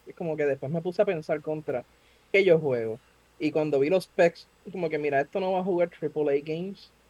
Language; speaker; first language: Spanish; native; Spanish